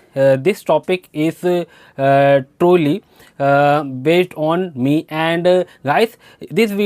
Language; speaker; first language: English; non-native, learner; Hindi